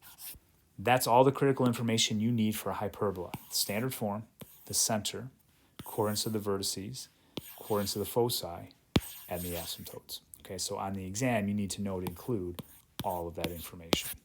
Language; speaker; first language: English; native; English